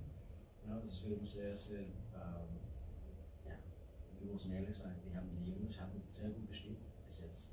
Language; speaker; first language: German; non-native, learner; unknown